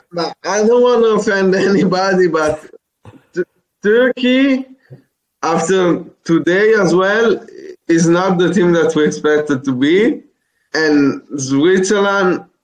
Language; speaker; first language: English; non-native, fluent; Italian